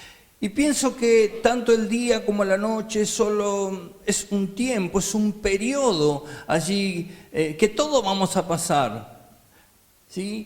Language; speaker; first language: Spanish; native; Spanish